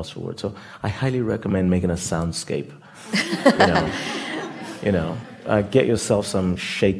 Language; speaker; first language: English; non-native, local second language; Yoruba